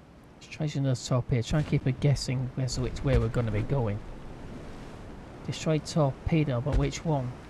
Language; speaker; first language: English; native; English